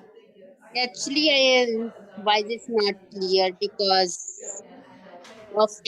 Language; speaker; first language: English; non-native, learner; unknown